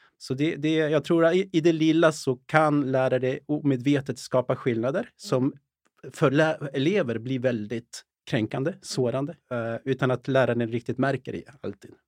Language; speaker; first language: Swedish; early bilingual, other home language; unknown